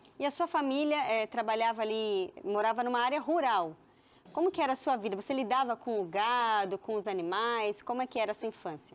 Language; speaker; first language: Portuguese; native; Portuguese